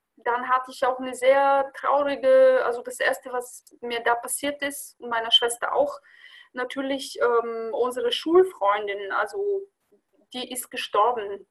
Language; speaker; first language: German; non-native, fluent; Bulgarian